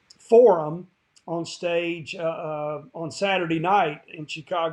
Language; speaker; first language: English; native; English